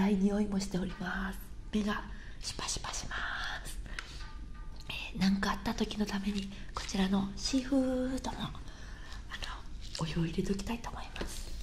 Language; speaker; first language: Japanese; native; Japanese